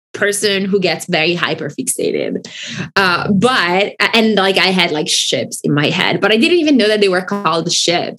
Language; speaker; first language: English; non-native, fluent; Italian